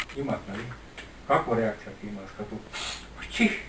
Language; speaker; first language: Bulgarian; non-native, learner; Finnish